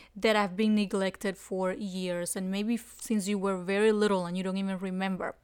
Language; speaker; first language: English; non-native, fluent; Spanish